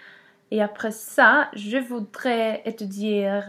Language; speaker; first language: French; non-native, learner; Swedish